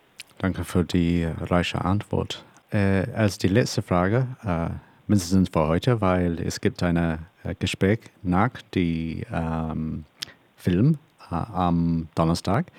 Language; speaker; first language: German; non-native, learner; English